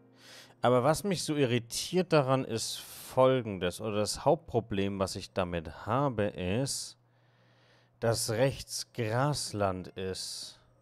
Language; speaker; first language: German; native; German